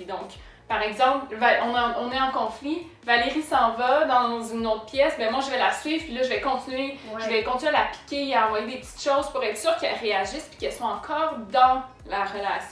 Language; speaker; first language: French; native; French